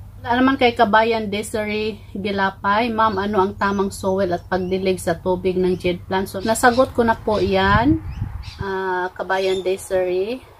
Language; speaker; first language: Filipino; non-native, local second language; Cebuano